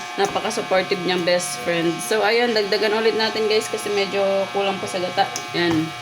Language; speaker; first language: Filipino; native; Filipino